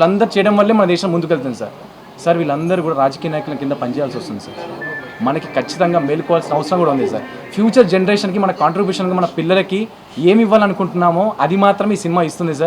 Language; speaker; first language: Telugu; native; Telugu